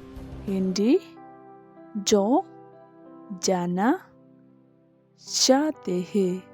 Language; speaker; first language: Hindi; non-native, local second language; Khasi